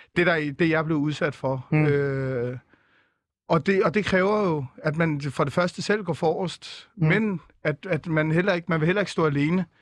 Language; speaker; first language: Danish; native; Danish